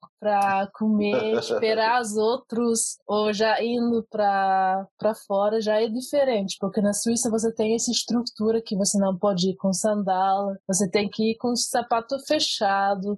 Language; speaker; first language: Portuguese; early bilingual, heritage; Portuguese